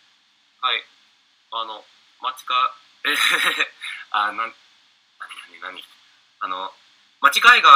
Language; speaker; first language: Japanese; non-native, learner; English